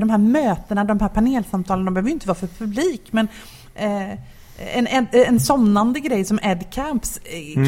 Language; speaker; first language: Swedish; native; Swedish